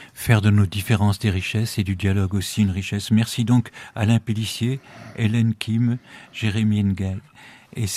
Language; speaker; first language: French; native; French